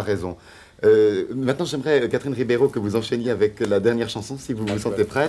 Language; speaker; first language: French; native; French